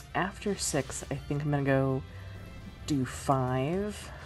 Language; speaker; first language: English; native; English